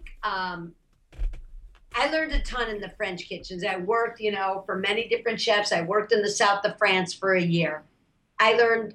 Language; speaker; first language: English; native; English